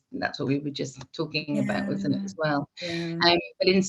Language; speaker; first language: English; native; English